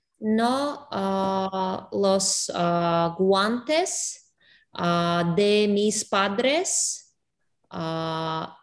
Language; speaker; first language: Spanish; non-native, fluent; English